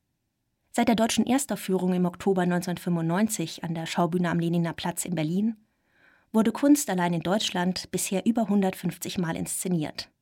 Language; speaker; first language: German; native; German